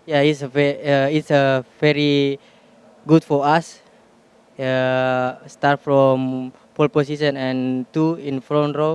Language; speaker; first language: English; non-native, learner; Indonesian